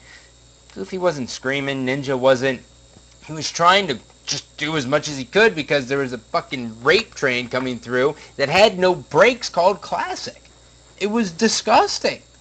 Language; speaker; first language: English; native; English